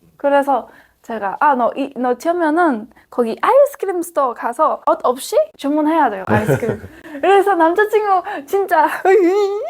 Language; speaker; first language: Korean; non-native, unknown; Spanish